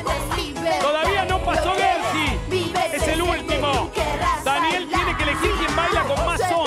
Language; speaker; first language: Spanish; native; Spanish